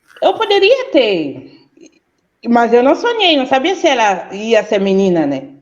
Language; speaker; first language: Portuguese; non-native, fluent; Haitian Creole